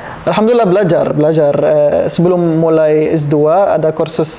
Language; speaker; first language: Indonesian; non-native, learner; Arabic